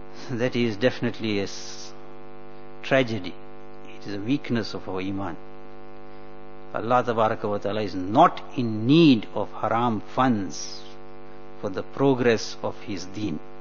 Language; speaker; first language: English; native; English